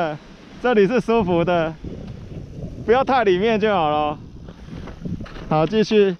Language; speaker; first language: Chinese; native; Chinese